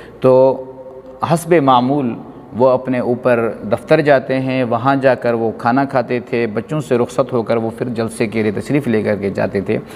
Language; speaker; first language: Urdu; non-native, local second language; Pashto